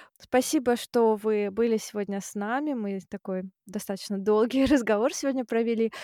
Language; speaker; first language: Russian; native; Russian